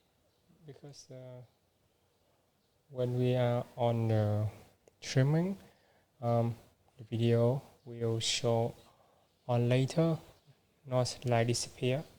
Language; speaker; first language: English; non-native, learner; Vietnamese